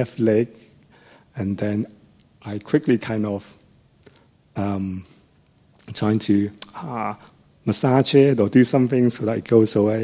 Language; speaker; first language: English; non-native, local second language; Cantonese